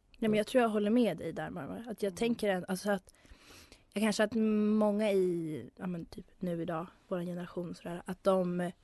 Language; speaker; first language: Swedish; native; Swedish